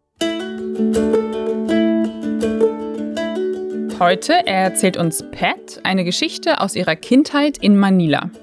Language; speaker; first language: German; native; German